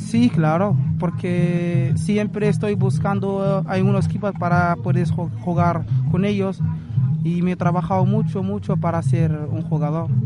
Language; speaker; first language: Spanish; non-native, learner; Arabic